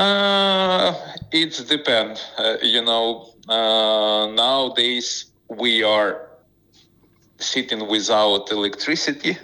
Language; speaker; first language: English; non-native, fluent; Ukrainian